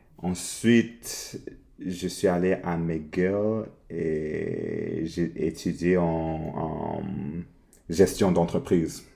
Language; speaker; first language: French; early bilingual, other home language; English